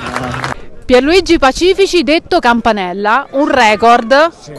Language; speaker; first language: Italian; native; Italian